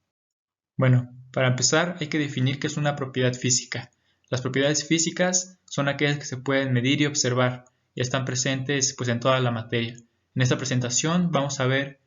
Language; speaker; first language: Spanish; native; Spanish